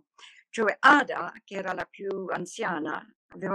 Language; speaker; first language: Italian; non-native, fluent; English